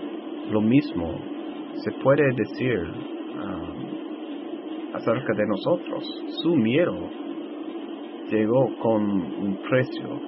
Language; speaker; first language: Spanish; non-native, fluent; English